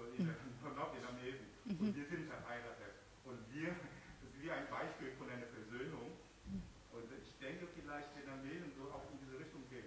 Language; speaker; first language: German; non-native, learner; Vietnamese